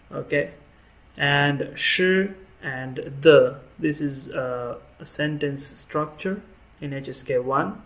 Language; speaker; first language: English; non-native, local second language; Hindi